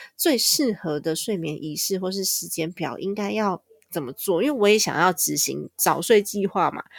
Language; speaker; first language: Chinese; native; Chinese